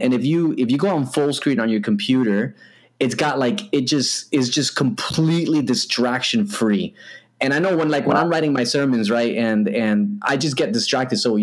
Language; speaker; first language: English; native; English